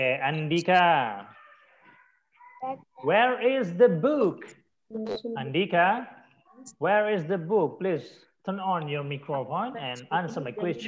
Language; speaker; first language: English; non-native, learner; Indonesian